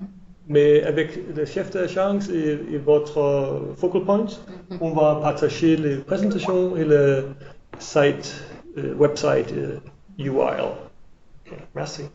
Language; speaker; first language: French; non-native, learner; English